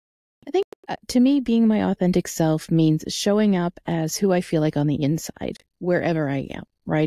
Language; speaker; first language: English; native; English